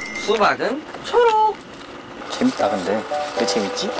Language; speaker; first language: Korean; native; Korean